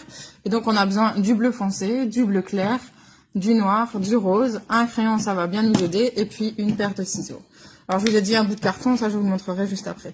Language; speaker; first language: French; native; French